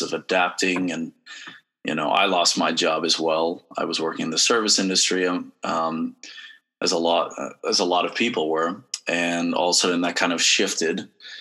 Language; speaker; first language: English; native; English